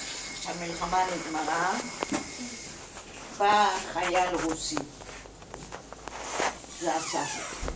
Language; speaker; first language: Hebrew; non-native, fluent; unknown